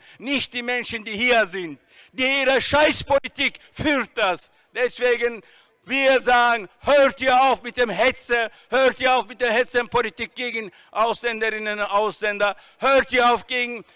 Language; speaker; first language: German; non-native, fluent; Turkish